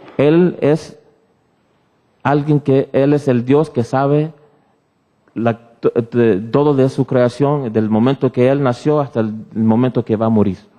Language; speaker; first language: Spanish; early bilingual, heritage; Spanish